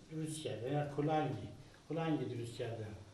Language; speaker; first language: Persian; non-native, local second language; Azerbaijani